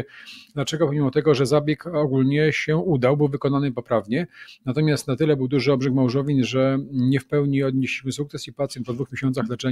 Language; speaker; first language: Polish; native; Polish